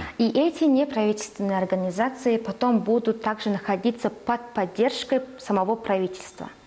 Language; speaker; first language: Russian; non-native, fluent; Mongolian